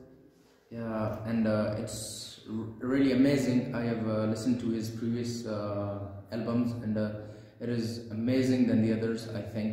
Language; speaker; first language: English; non-native, learner; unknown